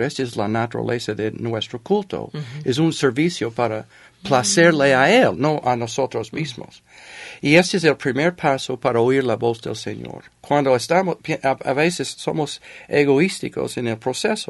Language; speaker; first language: Spanish; non-native, fluent; English